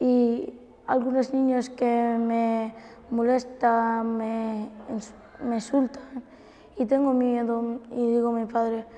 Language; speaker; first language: Spanish; non-native, learner; Bangla